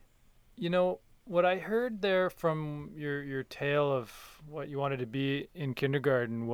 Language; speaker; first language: English; native; English